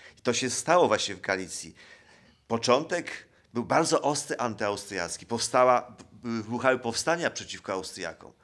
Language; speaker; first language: Polish; native; Polish